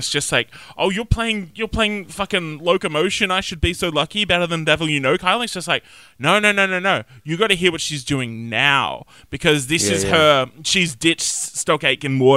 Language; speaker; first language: English; native; English